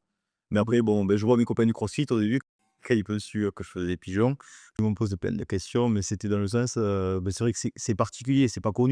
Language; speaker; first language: French; native; French